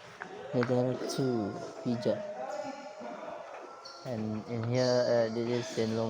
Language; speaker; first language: English; non-native, learner; Indonesian